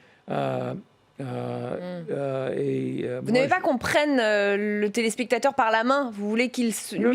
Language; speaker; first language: French; native; French